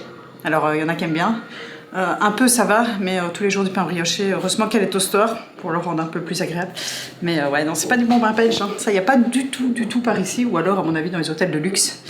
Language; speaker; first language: French; native; French